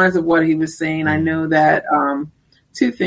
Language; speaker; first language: English; native; English